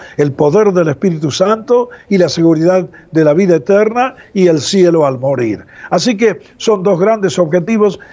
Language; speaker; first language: Spanish; native; Spanish